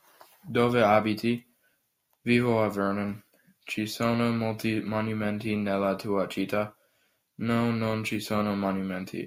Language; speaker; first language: Italian; non-native, learner; English